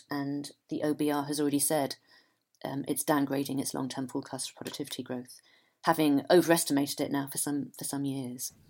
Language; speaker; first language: English; native; English